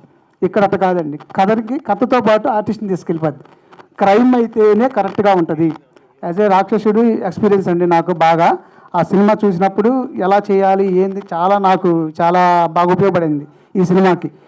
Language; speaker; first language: Telugu; native; Telugu